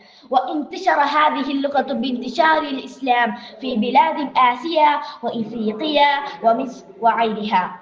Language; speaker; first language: Arabic; non-native, learner; Malayalam